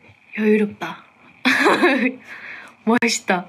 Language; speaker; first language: Korean; non-native, fluent; English